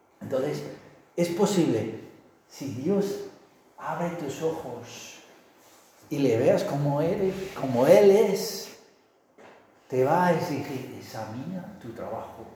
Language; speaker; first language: Spanish; non-native, fluent; English